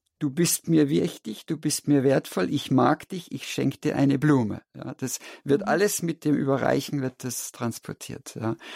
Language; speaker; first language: German; native; German